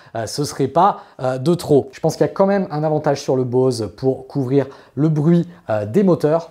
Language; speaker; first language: French; native; French